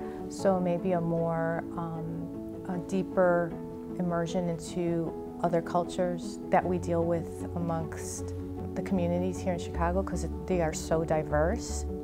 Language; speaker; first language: English; early bilingual, other home language; Spanish